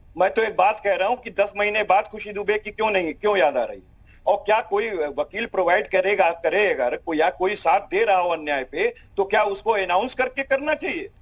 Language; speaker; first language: Hindi; native; Hindi